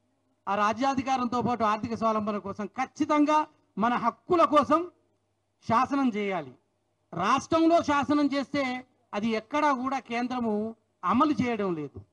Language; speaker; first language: Telugu; native; Telugu